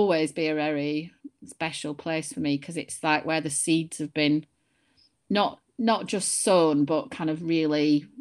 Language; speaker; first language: English; native; English